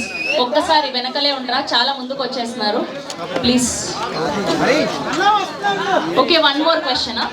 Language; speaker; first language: Telugu; native; Telugu